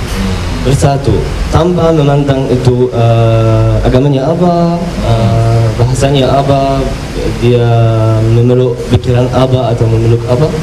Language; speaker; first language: Indonesian; non-native, fluent; Arabic